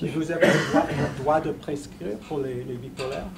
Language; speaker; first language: French; non-native, fluent; English